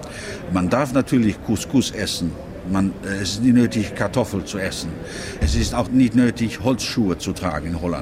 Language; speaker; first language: German; non-native, fluent; Dutch